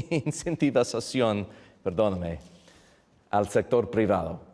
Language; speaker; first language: Spanish; non-native, fluent; English